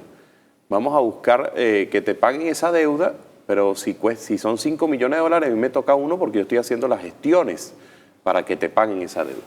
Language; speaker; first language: Spanish; native; Spanish